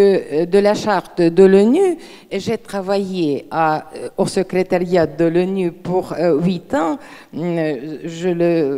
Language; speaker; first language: French; non-native, fluent; Russian